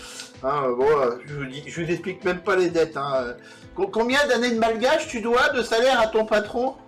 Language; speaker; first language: French; native; French